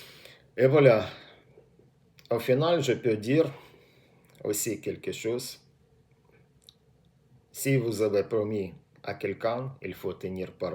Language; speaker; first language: French; non-native, learner; Russian